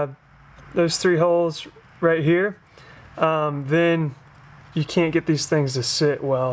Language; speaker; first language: English; native; English